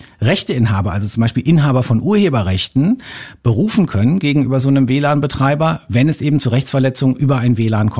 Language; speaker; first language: German; native; German